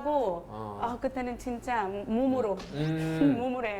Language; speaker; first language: Korean; non-native, learner; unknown